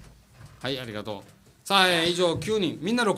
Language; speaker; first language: Japanese; native; Japanese